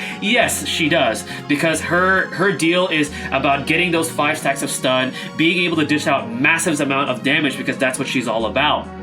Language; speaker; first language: English; native; English